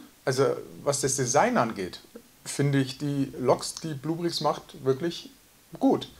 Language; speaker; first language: German; native; German